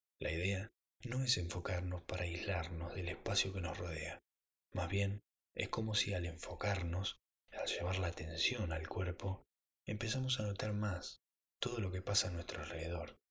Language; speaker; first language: Spanish; native; Spanish